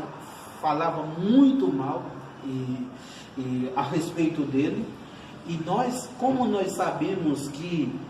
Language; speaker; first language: Portuguese; non-native, fluent; Haitian Creole